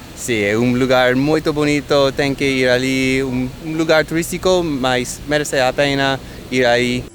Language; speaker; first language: Portuguese; non-native, fluent; English